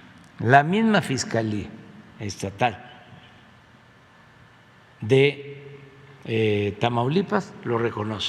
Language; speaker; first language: Spanish; native; Spanish